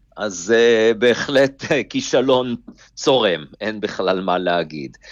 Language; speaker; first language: Hebrew; native; Hebrew